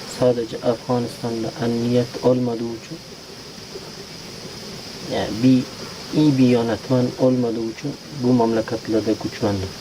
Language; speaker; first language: Turkish; non-native, learner; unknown